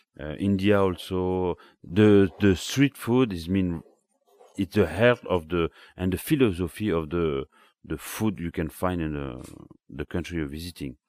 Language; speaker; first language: English; non-native, learner; French